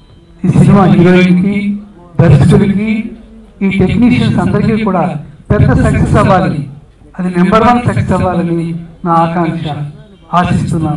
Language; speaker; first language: Telugu; native; Telugu